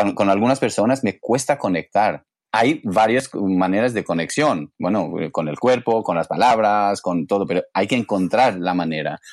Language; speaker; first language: Spanish; non-native, fluent; English